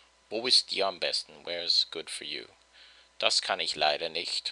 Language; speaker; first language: German; non-native, fluent; English